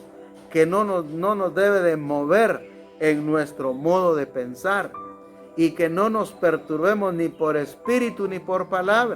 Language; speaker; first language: Spanish; native; Spanish